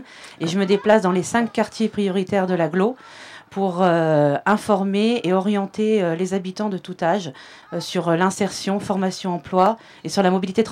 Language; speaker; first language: French; native; French